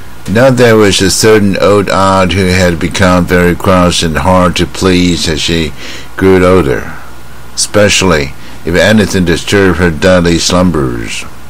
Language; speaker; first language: English; non-native, fluent; Chinese